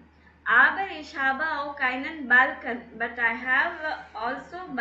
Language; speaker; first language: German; non-native, learner; Tamil